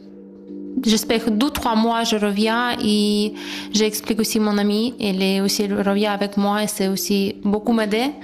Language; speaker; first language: French; non-native, learner; Ukrainian